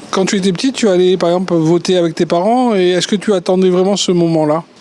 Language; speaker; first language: French; native; French